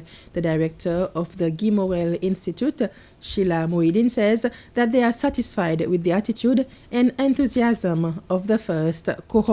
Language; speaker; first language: English; non-native, local second language; Seselwa Creole French